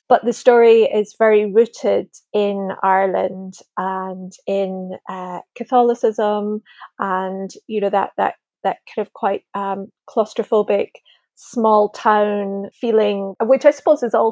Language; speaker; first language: English; native; English